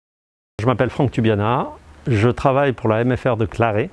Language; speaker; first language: French; native; French